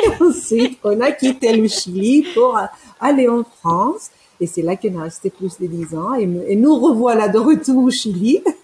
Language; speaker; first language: French; non-native, fluent; Spanish